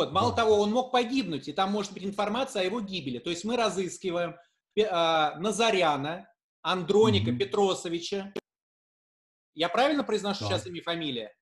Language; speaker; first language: Russian; native; Russian